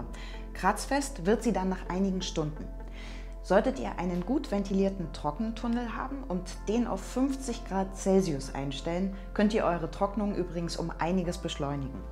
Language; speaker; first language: German; native; German